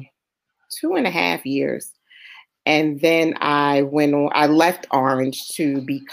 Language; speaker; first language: English; native; English